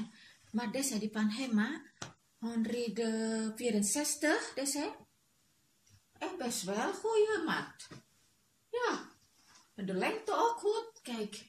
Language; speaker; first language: Dutch; non-native, learner; Indonesian